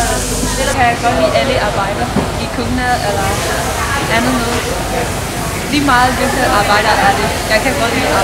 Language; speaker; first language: Danish; non-native, learner; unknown